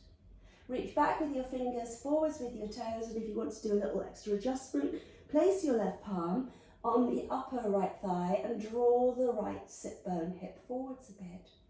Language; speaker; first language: English; native; English